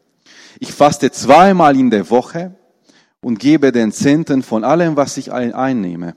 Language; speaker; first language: German; non-native, fluent; Romanian